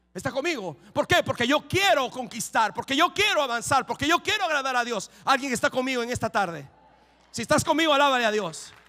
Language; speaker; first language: Spanish; native; Spanish